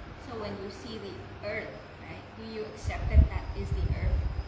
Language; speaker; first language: English; non-native, fluent; Thai